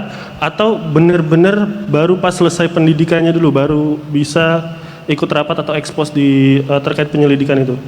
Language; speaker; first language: Indonesian; native; Indonesian